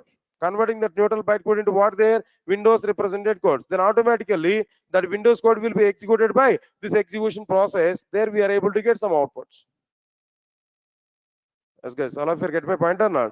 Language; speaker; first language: English; non-native, local second language; Telugu